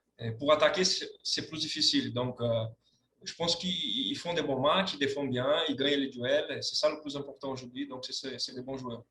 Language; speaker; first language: French; non-native, fluent; Portuguese